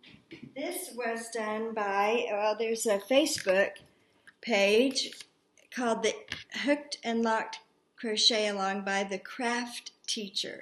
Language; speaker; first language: English; native; English